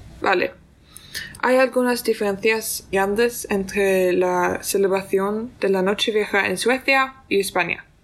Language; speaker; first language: Spanish; non-native, learner; Swedish